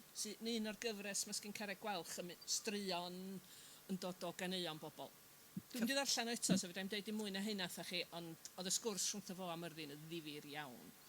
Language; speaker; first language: Welsh; native; Welsh